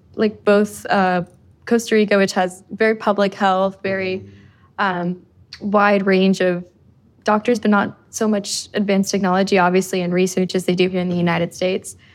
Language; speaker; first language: English; early bilingual, other home language; Spanish